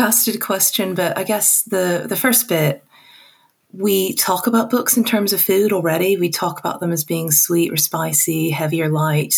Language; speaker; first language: English; native; English